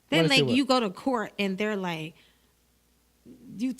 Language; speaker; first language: English; native; English